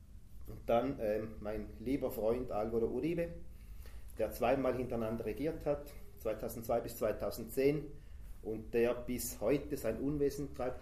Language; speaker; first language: German; native; German